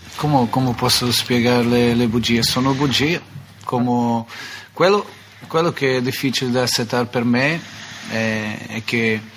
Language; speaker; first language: Italian; non-native, fluent; Portuguese